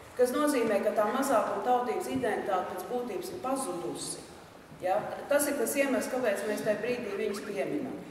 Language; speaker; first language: Latvian; native; Latvian